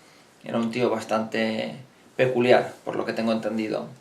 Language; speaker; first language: Spanish; native; Spanish